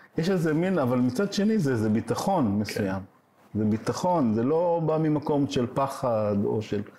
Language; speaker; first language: Hebrew; native; Hebrew